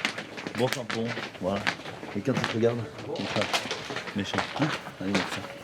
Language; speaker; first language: French; native; French